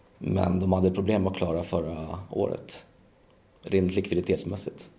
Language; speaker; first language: Swedish; early bilingual, other home language; Polish